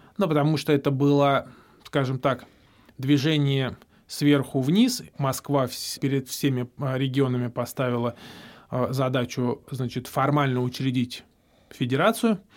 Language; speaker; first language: Russian; native; Russian